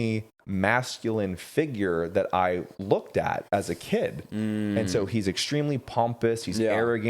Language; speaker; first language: English; native; English